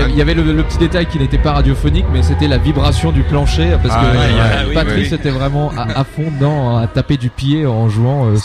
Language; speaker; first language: French; native; French